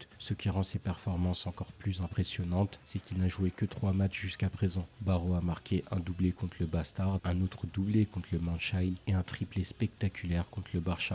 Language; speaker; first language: French; native; French